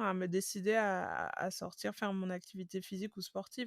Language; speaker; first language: French; native; French